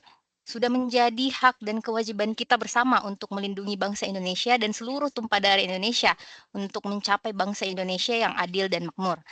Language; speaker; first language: Indonesian; native; Indonesian